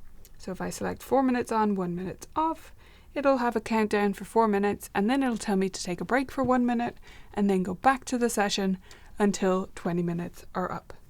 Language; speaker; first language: English; native; English